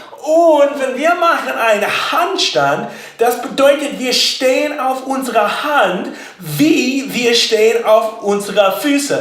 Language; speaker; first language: German; non-native, learner; English